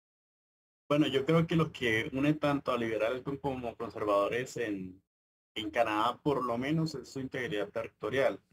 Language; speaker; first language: Spanish; native; Spanish